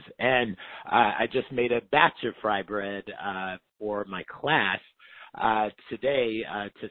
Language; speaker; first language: English; native; English